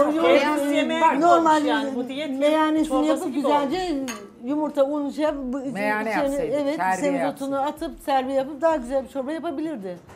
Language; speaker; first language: Turkish; native; Turkish